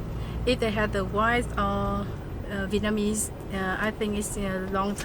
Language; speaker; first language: English; non-native, learner; Vietnamese